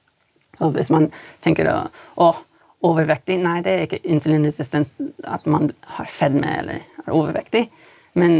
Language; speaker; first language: Swedish; non-native, learner; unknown